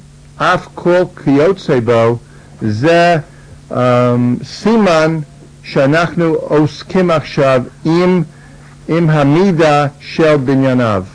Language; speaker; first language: Hebrew; non-native, fluent; English